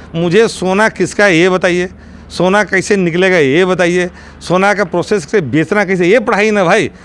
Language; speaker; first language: Hindi; non-native, local second language; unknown